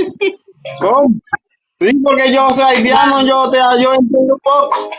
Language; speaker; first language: Spanish; non-native, learner; Haitian Creole